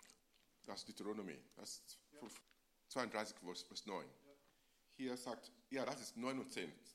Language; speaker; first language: German; non-native, fluent; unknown